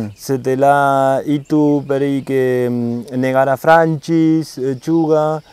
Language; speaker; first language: Indonesian; non-native, learner; Spanish